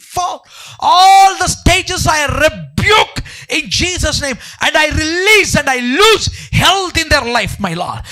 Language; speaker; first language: English; non-native, local second language; Telugu